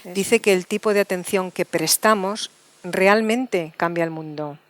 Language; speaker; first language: Spanish; native; Spanish